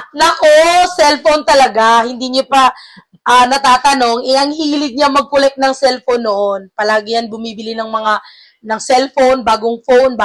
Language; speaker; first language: Filipino; non-native, local second language; Cebuano